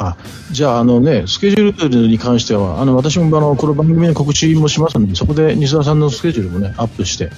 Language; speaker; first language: Japanese; native; Japanese